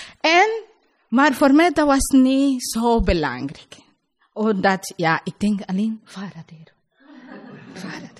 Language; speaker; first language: Dutch; non-native, learner; Spanish